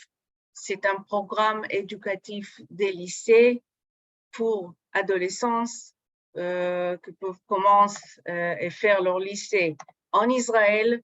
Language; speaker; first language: French; non-native, fluent; Hebrew